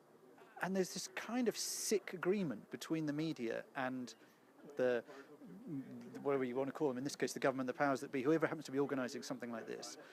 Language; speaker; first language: English; native; English